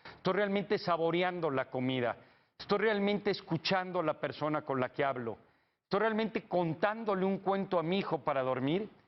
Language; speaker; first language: Spanish; native; Spanish